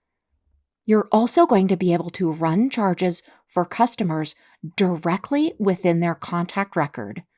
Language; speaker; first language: English; native; English